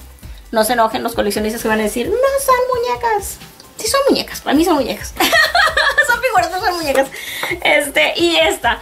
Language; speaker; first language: Spanish; native; Spanish